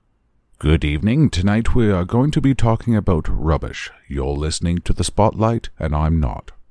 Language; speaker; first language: English; native; English